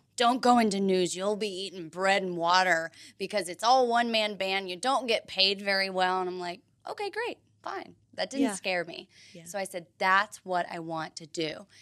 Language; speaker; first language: English; native; English